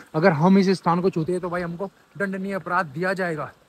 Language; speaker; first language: Hindi; native; Hindi